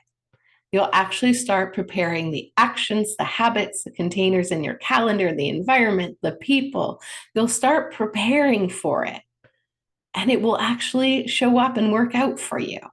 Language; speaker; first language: English; native; English